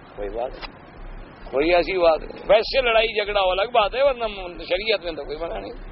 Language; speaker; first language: Urdu; native; Urdu